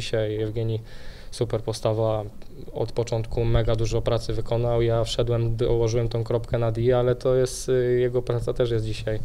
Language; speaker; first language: Polish; native; Polish